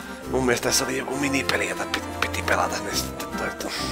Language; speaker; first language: Finnish; native; Finnish